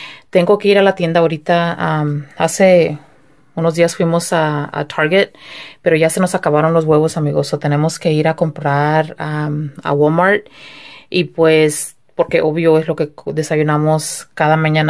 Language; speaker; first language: Spanish; early bilingual, heritage; Spanish